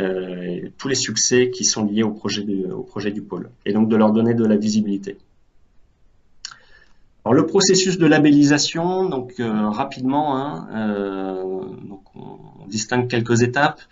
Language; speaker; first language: French; native; French